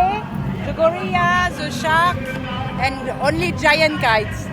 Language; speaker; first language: English; non-native, learner; French